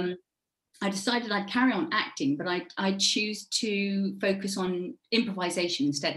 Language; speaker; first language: English; native; English